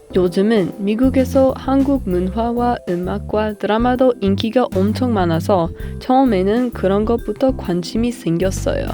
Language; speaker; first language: Korean; non-native, learner; English